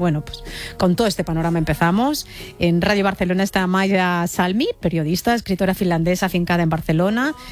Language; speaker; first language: Spanish; native; Spanish